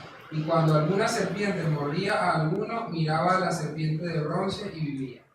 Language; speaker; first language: Spanish; native; Spanish